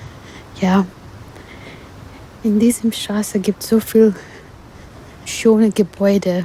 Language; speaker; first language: German; non-native, learner; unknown